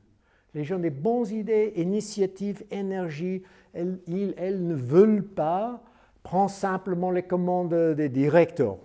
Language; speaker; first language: French; non-native, learner; English